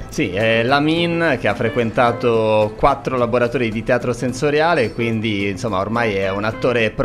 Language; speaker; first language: Italian; native; Italian